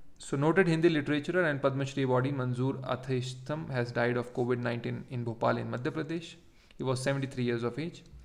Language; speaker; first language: English; non-native, local second language; Hindi